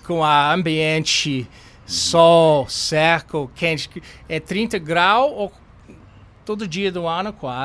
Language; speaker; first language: Portuguese; non-native, learner; English